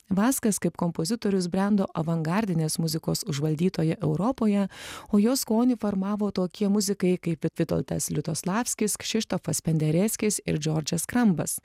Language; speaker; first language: Lithuanian; native; Lithuanian